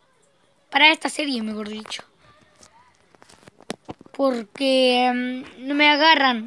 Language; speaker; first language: Spanish; native; Spanish